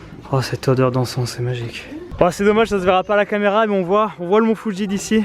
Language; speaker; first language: French; native; French